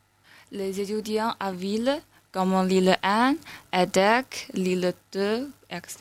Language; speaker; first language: French; non-native, learner; Chinese